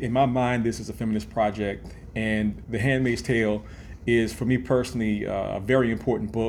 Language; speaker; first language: English; native; English